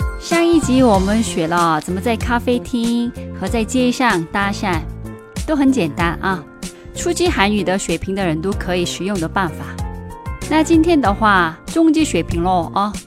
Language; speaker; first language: Chinese; non-native, fluent; Korean